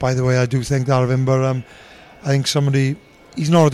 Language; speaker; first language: English; native; English